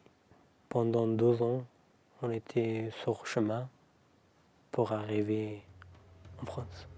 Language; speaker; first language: French; non-native, learner; Persian